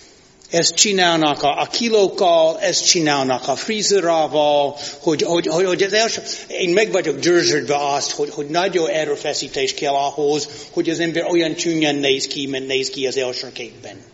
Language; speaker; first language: Hungarian; non-native, fluent; English